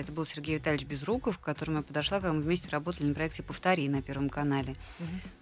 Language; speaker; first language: Russian; native; Russian